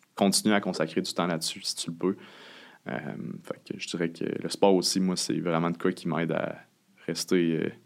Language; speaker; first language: French; native; French